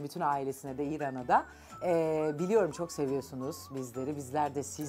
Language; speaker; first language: Turkish; native; Turkish